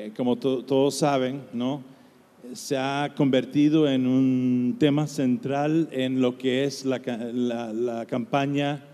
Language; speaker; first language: Spanish; non-native, fluent; English